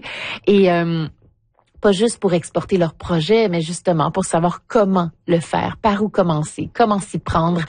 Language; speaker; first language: French; native; French